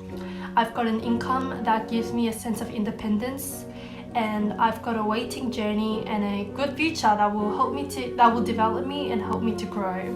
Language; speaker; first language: English; non-native, fluent; Korean